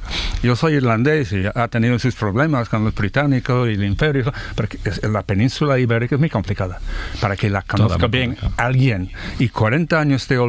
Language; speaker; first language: Spanish; non-native, fluent; English